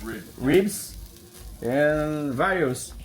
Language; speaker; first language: English; non-native, learner; Portuguese